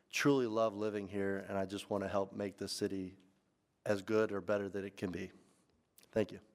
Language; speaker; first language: English; native; English